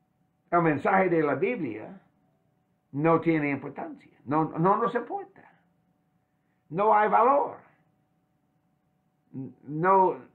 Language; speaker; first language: Spanish; non-native, fluent; English